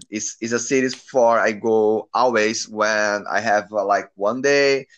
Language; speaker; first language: English; non-native, learner; Portuguese